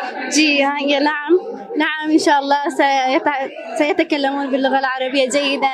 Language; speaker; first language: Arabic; non-native, learner; Urdu